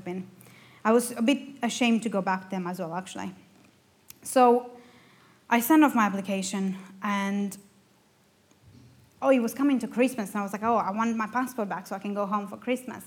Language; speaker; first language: English; non-native, fluent; Romanian